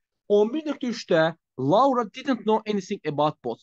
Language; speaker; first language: English; non-native, fluent; Azerbaijani